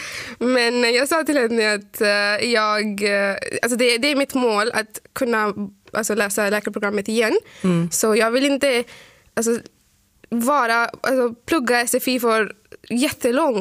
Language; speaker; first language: Swedish; non-native, fluent; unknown